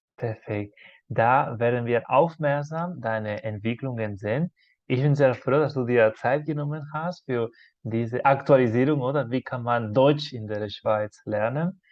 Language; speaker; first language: German; non-native, fluent; Spanish